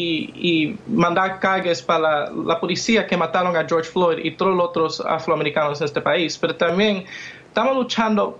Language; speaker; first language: Spanish; early bilingual, heritage; English